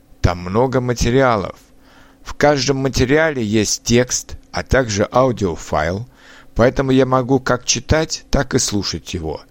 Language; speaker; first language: Russian; non-native, learner; Czech